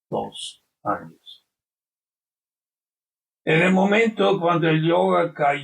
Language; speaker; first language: Spanish; non-native, fluent; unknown